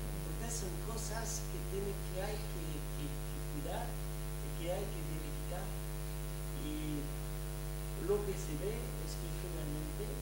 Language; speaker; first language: Spanish; non-native, fluent; French